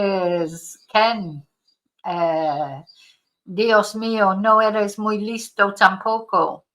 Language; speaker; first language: Spanish; non-native, fluent; English